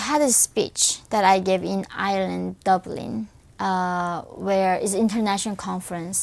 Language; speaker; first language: English; non-native, fluent; Korean